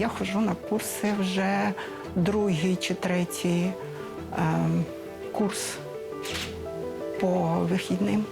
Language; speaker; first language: Ukrainian; non-native, local second language; Russian